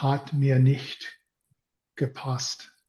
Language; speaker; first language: German; non-native, learner; English